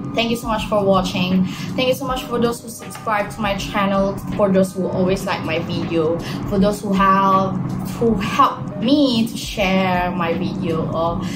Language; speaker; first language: English; non-native, local second language; Malay